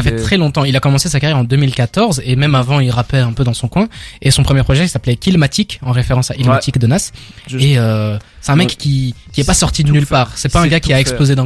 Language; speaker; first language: French; native; French